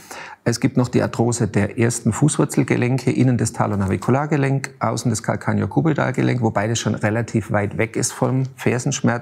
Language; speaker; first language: German; native; German